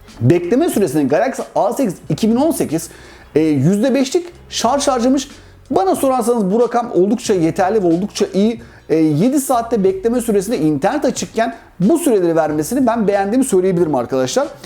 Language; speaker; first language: Turkish; native; Turkish